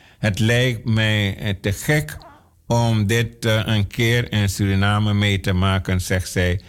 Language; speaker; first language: Dutch; native; Dutch